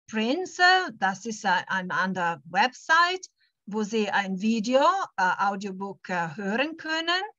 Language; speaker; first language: German; early bilingual, heritage; German